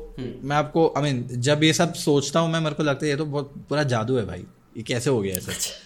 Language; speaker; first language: Hindi; non-native, local second language; Odia